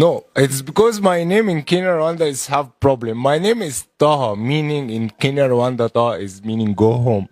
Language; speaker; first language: English; non-native, learner; Arabic